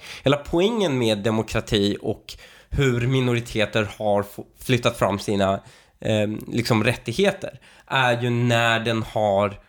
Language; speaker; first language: Swedish; native; Swedish